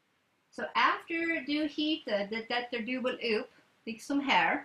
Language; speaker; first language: Swedish; non-native, learner; English